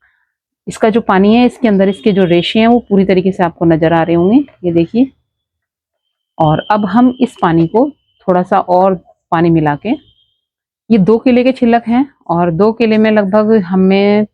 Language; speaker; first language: Hindi; native; Hindi